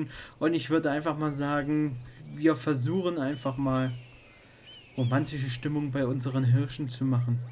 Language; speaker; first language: German; native; German